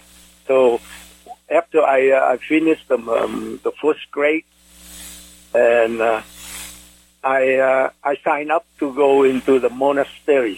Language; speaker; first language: English; non-native, fluent; Vietnamese